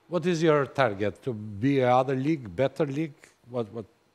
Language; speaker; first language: English; non-native, learner; Albanian